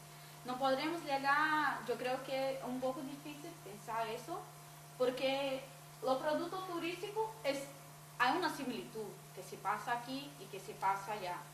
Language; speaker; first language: Spanish; non-native, fluent; Portuguese